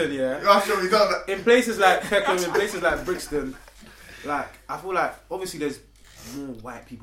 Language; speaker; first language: English; native; English